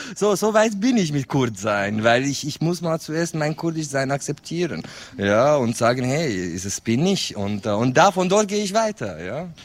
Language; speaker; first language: German; non-native, fluent; Kurdish